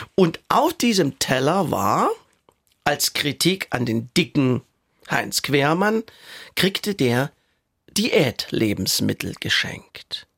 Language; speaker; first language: German; native; German